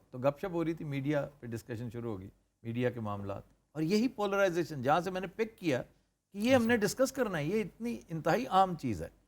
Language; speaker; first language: Urdu; non-native, local second language; Punjabi